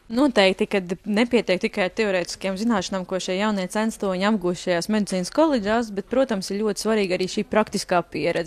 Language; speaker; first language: Latvian; native; Latvian